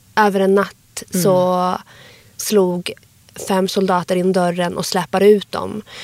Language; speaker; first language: Swedish; early bilingual, other home language; Arabic